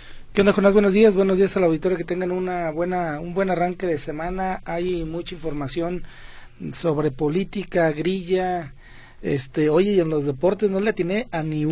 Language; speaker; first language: Spanish; native; Spanish